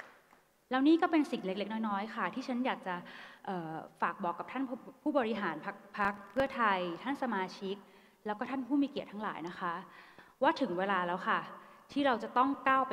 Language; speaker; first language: Thai; native; Thai